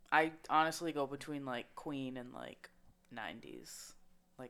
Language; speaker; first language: English; native; English